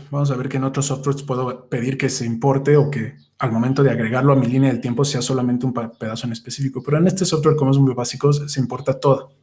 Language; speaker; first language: Spanish; native; Spanish